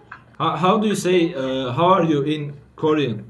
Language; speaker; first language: English; non-native, learner; Turkish